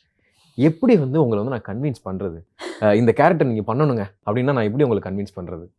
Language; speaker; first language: Tamil; native; Tamil